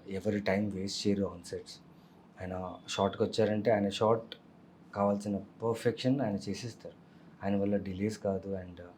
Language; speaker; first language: Telugu; non-native, local second language; Tamil